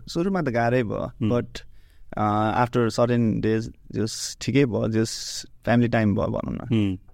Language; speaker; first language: Nepali; native; Nepali